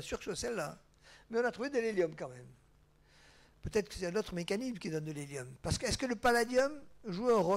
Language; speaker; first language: French; native; French